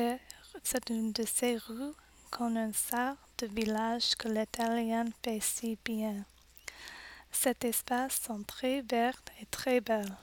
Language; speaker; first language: French; non-native, learner; English